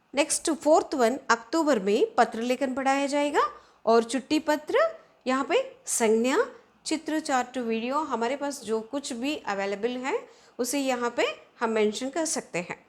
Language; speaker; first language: Hindi; non-native, local second language; Telugu